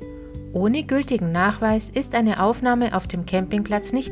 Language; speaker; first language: German; native; German